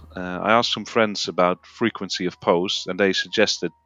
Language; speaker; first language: English; non-native, fluent; Dutch